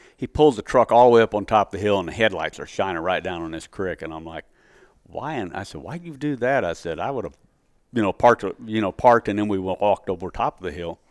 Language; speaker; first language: English; native; English